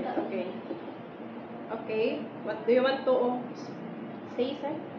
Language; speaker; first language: English; non-native, learner; Filipino